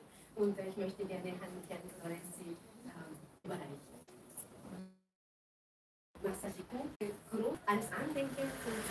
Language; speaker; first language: German; non-native, fluent; Japanese